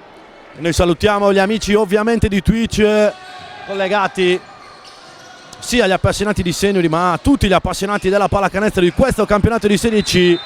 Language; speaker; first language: Italian; native; Italian